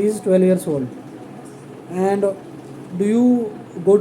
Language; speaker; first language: English; non-native, local second language; Marathi